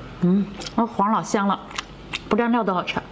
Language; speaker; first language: Chinese; native; Chinese